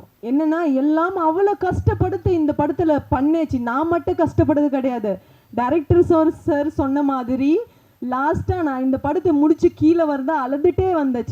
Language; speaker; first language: Tamil; non-native, fluent; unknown